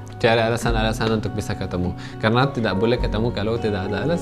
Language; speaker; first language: Indonesian; non-native, fluent; Arabic